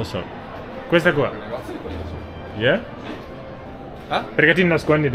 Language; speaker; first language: Italian; non-native, learner; English